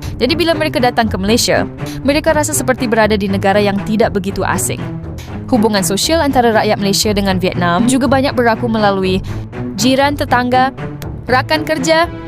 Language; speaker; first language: Malay; native; Malay